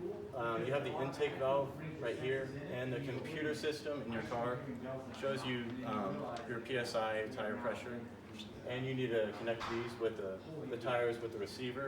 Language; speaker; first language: English; native; English